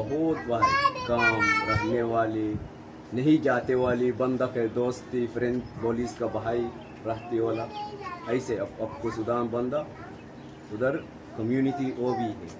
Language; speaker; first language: Hindi; non-native, learner; Arabic